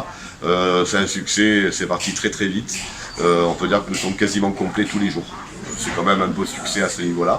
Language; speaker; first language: French; native; French